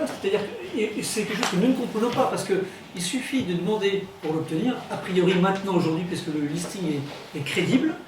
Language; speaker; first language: French; native; French